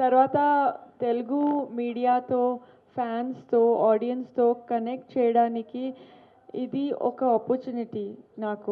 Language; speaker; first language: Telugu; non-native, learner; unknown